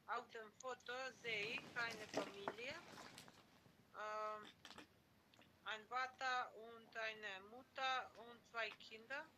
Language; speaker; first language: German; non-native, learner; Macedonian